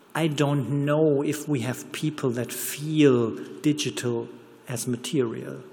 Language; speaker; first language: English; non-native, fluent; German